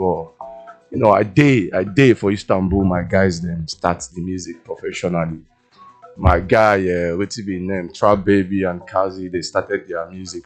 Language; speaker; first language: English; non-native, local second language; Igbo